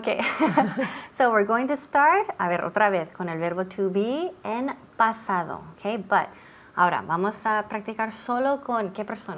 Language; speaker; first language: Spanish; non-native, fluent; English